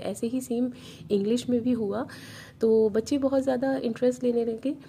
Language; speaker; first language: Hindi; native; Hindi